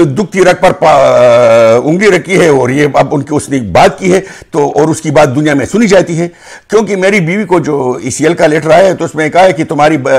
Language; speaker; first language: Urdu; non-native, local second language; Pashto